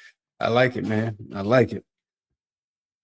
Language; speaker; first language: English; native; English